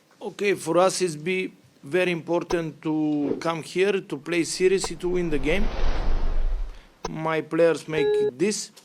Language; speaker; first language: English; non-native, learner; Bulgarian